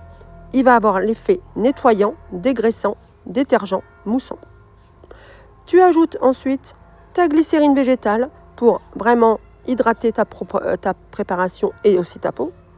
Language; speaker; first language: French; native; French